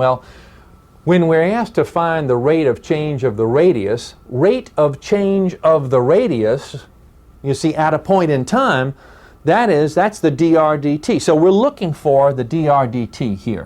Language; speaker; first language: English; native; English